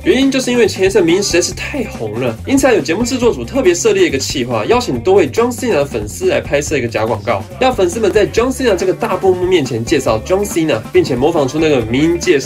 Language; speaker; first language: Chinese; native; Chinese